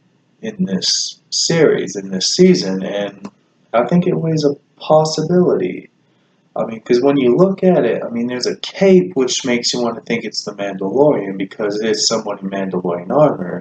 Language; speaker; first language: English; native; English